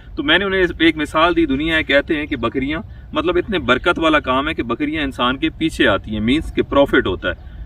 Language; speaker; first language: Hindi; non-native, local second language; Punjabi